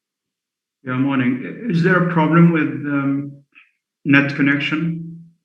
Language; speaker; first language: English; non-native, fluent; Arabic